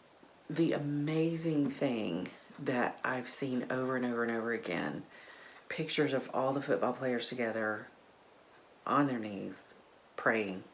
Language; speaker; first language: English; native; English